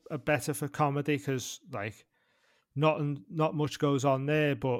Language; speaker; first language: English; native; English